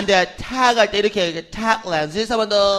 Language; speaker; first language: Korean; native; Korean